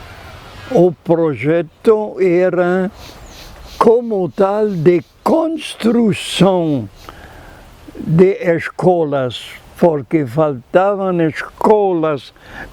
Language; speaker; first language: Portuguese; non-native, fluent; French